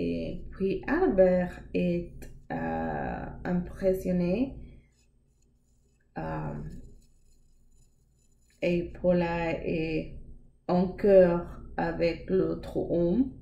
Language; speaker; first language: French; non-native, learner; English